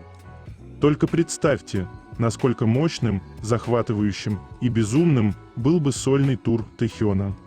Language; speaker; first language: Russian; native; Russian